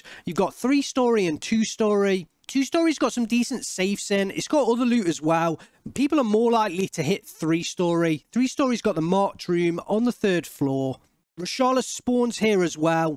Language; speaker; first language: English; native; English